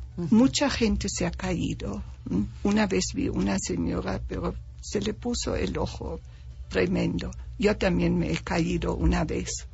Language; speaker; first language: Spanish; non-native, fluent; German